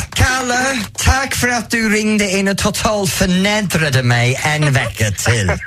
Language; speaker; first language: Swedish; non-native, fluent; English